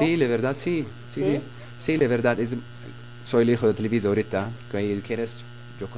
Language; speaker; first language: Spanish; non-native, learner; Arabic